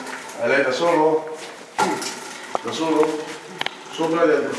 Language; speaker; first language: Italian; native; Italian